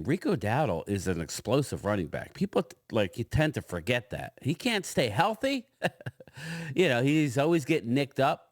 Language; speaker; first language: English; native; English